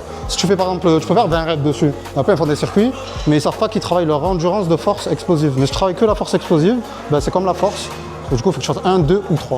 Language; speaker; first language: French; native; French